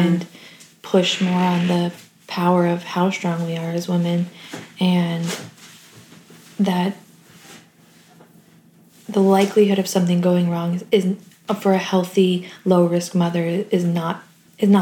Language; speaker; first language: English; native; English